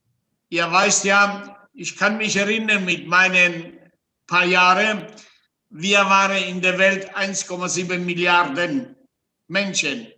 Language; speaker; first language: German; non-native, fluent; Italian